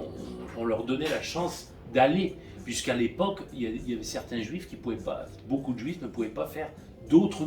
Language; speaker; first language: French; native; French